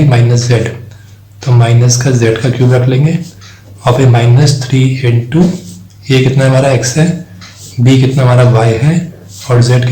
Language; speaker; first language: Hindi; native; Hindi